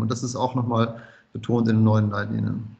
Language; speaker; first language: German; native; German